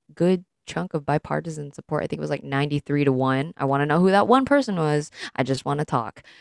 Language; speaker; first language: English; early bilingual, other home language; Filipino